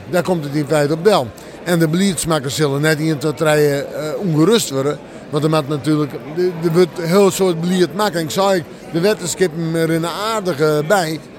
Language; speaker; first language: Dutch; non-native, local second language; Western Frisian